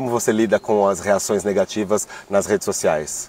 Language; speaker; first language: Portuguese; native; Portuguese